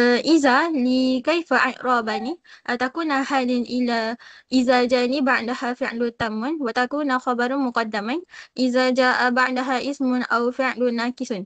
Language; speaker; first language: Arabic; non-native, learner; Malay